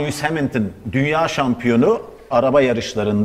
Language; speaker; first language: Turkish; native; Turkish